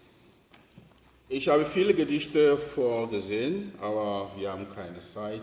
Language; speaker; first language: German; non-native, learner; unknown